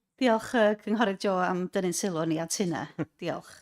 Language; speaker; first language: Welsh; native; Welsh